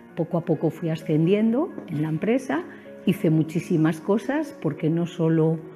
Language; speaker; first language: Spanish; native; Spanish